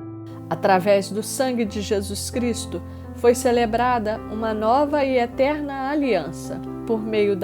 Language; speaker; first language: Portuguese; native; Portuguese